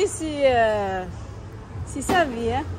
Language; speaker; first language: French; native; French